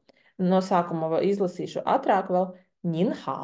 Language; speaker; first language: Latvian; non-native, fluent; Chinese